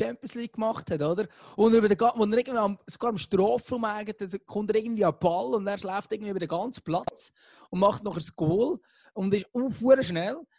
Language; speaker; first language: German; native; German